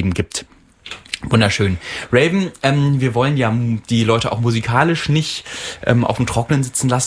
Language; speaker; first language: German; native; German